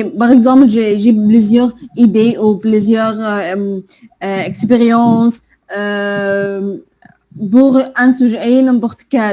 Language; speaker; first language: French; non-native, learner; Arabic